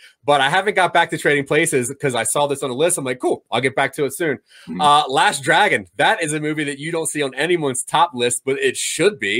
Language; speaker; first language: English; native; English